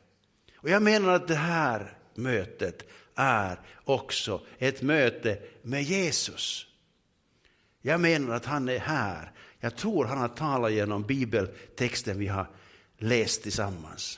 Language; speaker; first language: Swedish; native; Swedish